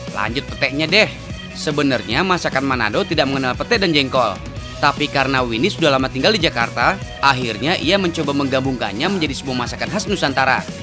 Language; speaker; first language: Indonesian; native; Indonesian